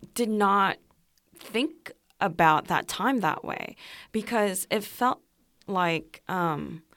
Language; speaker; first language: English; non-native, fluent; Korean